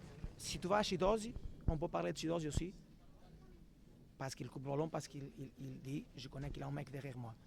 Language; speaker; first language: French; non-native, learner; Portuguese